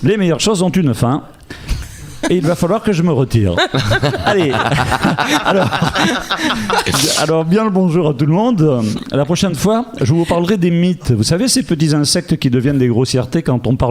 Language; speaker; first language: French; native; French